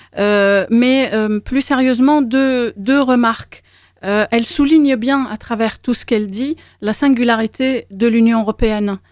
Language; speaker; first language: French; native; French